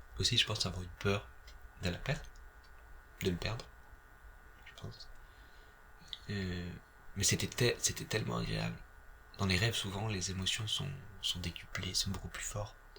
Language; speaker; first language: French; native; French